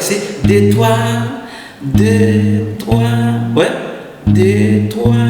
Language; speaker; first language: French; non-native, learner; Haitian Creole